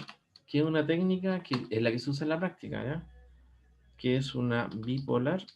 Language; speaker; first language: Spanish; native; Spanish